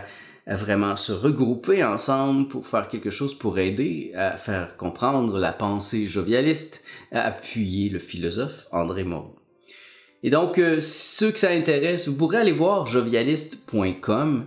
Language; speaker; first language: French; native; French